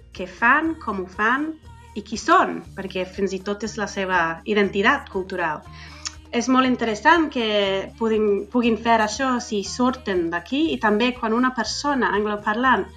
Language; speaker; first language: Catalan; non-native, fluent; English